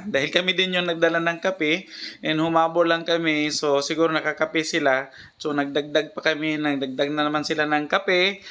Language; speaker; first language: Filipino; non-native, local second language; Cebuano